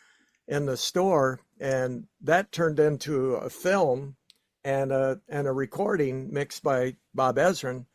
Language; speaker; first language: English; native; English